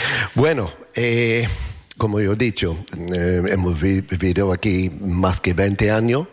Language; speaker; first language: Spanish; non-native, learner; English